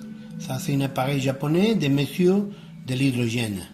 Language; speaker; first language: French; non-native, learner; Spanish